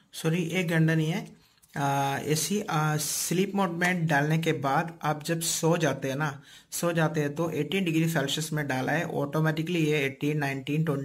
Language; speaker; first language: Hindi; non-native, local second language; Malayalam